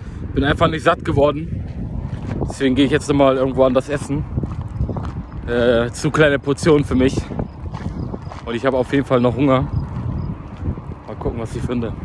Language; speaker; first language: German; early bilingual, other home language; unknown